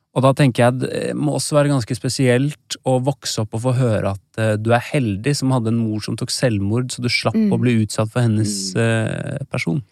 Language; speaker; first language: Norwegian; native; Norwegian